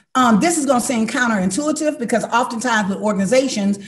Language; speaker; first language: English; native; English